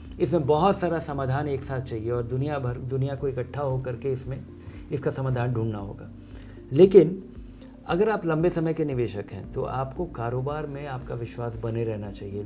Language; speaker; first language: Hindi; native; Hindi